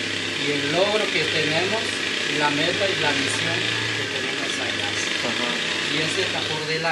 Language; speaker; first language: Spanish; non-native, local second language; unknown